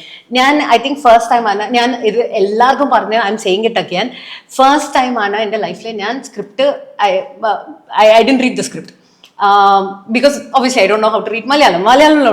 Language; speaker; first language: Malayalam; non-native, local second language; Telugu